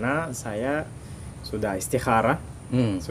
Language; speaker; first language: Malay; non-native, fluent; Arabic